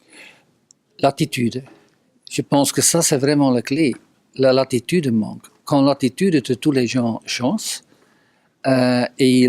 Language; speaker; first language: French; non-native, local second language; Dutch